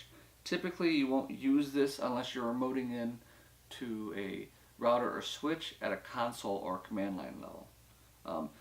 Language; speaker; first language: English; native; English